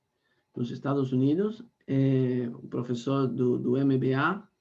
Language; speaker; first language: Portuguese; non-native, fluent; Spanish